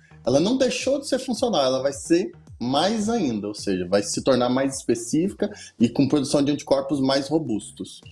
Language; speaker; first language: Portuguese; native; Portuguese